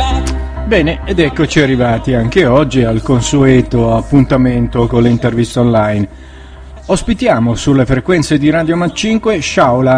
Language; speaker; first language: Italian; native; Italian